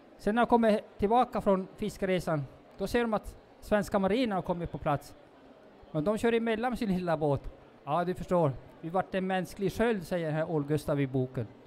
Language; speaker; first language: Swedish; non-native, local second language; Northern Sami